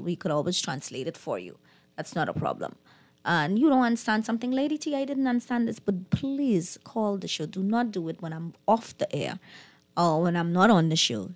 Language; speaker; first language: English; non-native, fluent; Haitian Creole